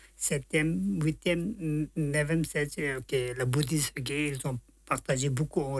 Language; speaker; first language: French; non-native, learner; Tibetan